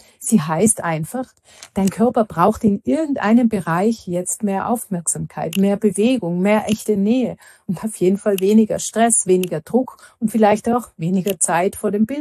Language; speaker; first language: German; native; German